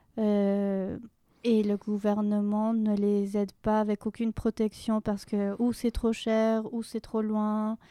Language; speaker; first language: French; non-native, fluent; Spanish